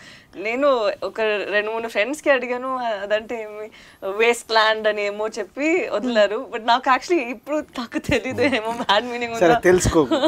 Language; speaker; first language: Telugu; non-native, learner; Tamil